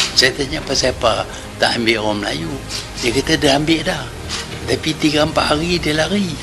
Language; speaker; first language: Malay; native; Malay